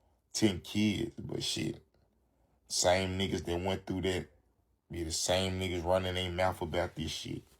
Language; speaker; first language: English; native; English